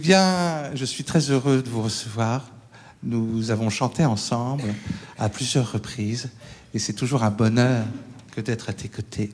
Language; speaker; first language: French; native; French